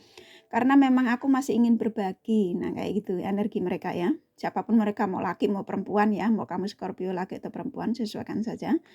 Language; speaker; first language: Indonesian; native; Indonesian